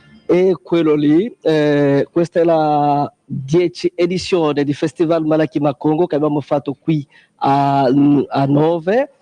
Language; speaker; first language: Italian; non-native, learner; Kongo